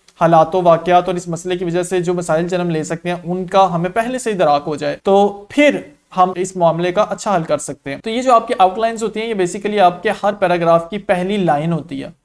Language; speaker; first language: Urdu; non-native, local second language; Punjabi